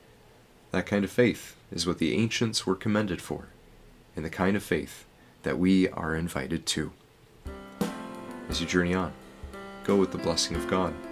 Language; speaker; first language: English; native; English